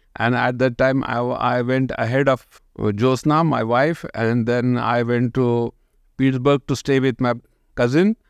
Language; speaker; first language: English; non-native, local second language; Marathi